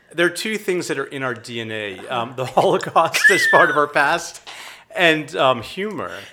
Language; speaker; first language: English; native; English